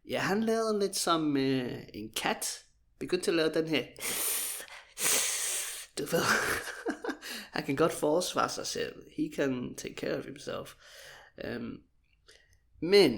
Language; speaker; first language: Danish; native; Danish